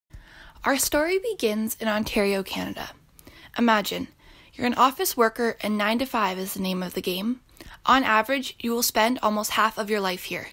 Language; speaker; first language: English; native; English